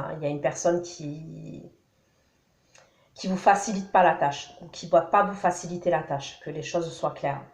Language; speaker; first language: French; native; French